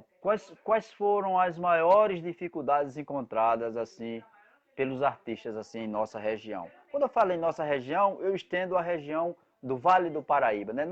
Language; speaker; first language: Portuguese; native; Portuguese